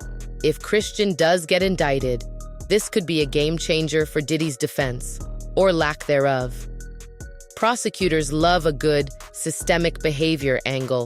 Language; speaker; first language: English; native; English